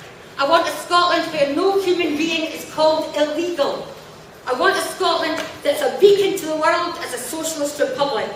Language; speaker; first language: English; native; English